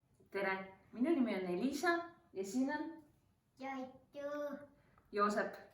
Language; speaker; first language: Estonian; native; Estonian